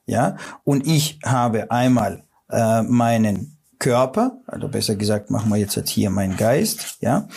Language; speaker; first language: German; non-native, fluent; Russian